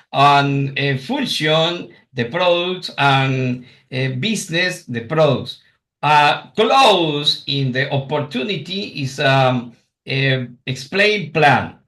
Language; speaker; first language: English; non-native, learner; Spanish